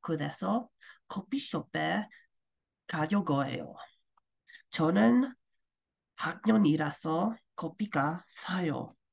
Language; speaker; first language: Korean; non-native, learner; English